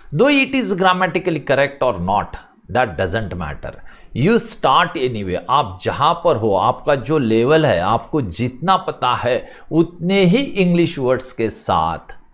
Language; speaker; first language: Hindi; non-native, local second language; Marathi